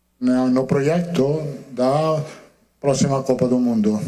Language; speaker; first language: Portuguese; non-native, learner; Italian